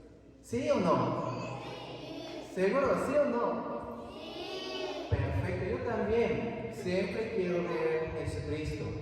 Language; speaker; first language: Spanish; non-native, fluent; Korean